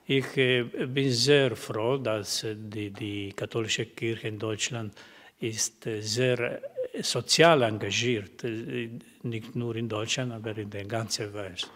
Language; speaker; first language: German; non-native, learner; Croatian